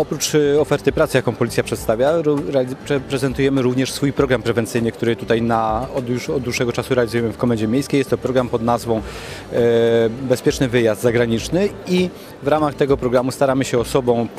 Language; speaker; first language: Polish; native; Polish